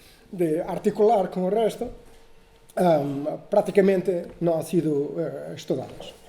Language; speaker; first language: Spanish; non-native, learner; Portuguese